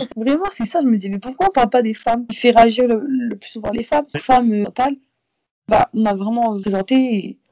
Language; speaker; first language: French; native; French